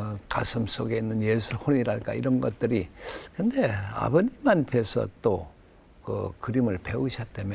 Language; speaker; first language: Korean; native; Korean